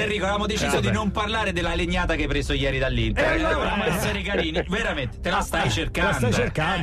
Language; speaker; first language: Italian; native; Italian